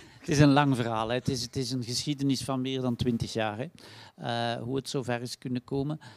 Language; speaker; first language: Dutch; native; Dutch